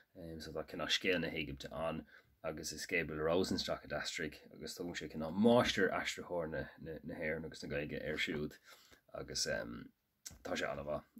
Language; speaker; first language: Irish; native; Irish